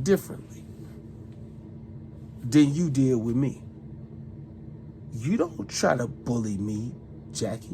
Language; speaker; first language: English; native; English